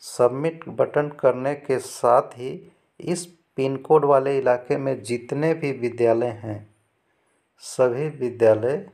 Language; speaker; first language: Hindi; native; Hindi